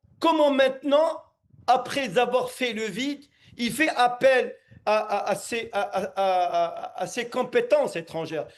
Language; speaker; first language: French; non-native, local second language; Arabic